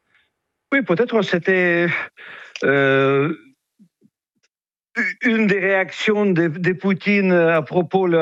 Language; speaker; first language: French; non-native, fluent; Ukrainian